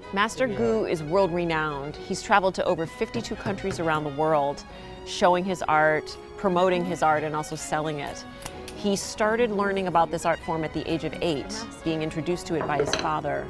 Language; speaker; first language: English; native; English